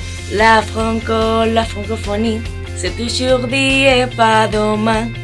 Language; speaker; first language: French; non-native, learner; Spanish